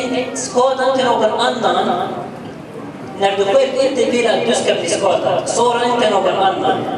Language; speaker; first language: Swedish; early bilingual, other home language; Arabic